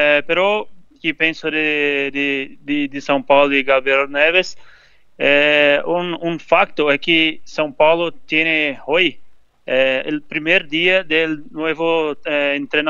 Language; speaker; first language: Spanish; non-native, learner; Portuguese